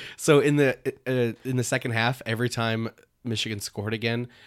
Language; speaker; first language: English; native; English